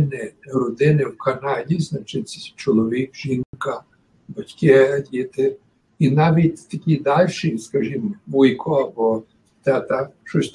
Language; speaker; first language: Ukrainian; early bilingual, heritage; Ukrainian